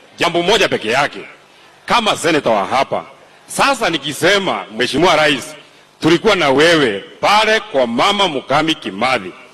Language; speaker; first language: Swahili; non-native, local second language; Kikuyu